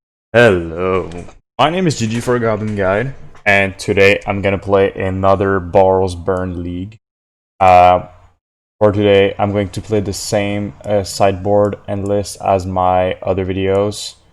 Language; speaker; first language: English; non-native, fluent; French